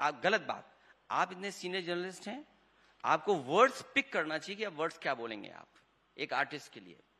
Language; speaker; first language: Hindi; native; Hindi